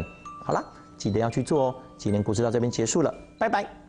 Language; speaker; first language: Chinese; native; Chinese